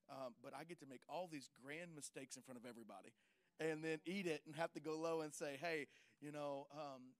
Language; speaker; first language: English; native; English